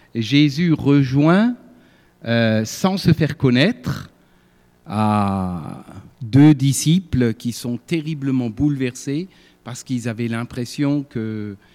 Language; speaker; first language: French; native; French